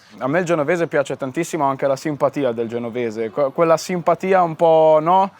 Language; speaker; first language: Italian; early bilingual, other home language; Arabic